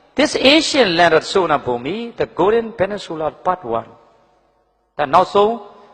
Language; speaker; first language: Burmese; non-native, local second language; Mon